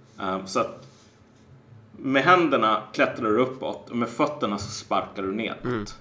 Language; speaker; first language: Swedish; native; Swedish